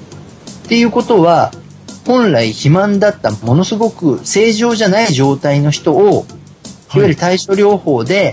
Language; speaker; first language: Japanese; native; Japanese